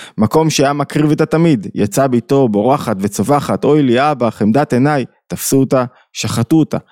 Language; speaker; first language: Hebrew; native; Hebrew